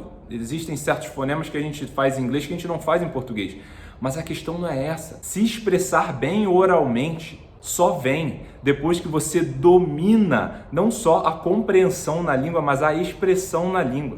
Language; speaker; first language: Portuguese; native; Portuguese